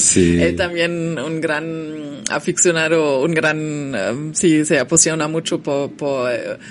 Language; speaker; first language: Spanish; non-native, fluent; German